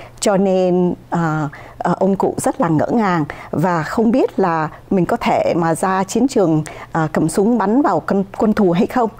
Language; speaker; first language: Vietnamese; native; Vietnamese